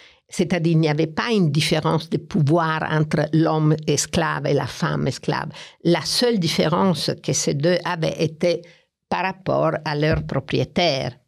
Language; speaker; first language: French; non-native, fluent; Italian